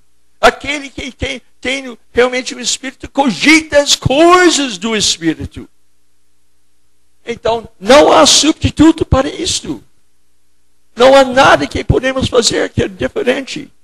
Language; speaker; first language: Portuguese; non-native, fluent; English